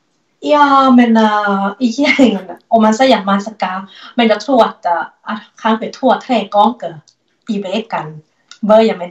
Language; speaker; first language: Swedish; non-native, learner; Thai